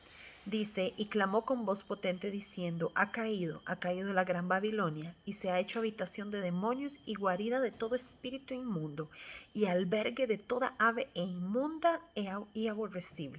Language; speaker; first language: Spanish; native; Spanish